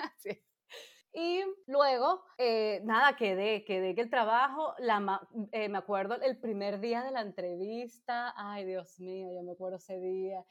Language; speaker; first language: Spanish; native; Spanish